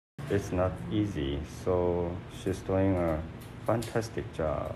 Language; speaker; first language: English; non-native, learner; Korean